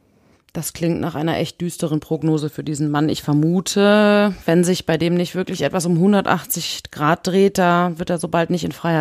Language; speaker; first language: German; native; German